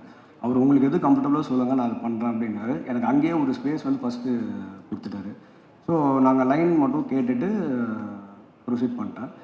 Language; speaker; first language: Tamil; native; Tamil